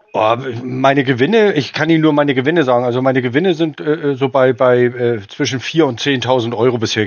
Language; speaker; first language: German; native; German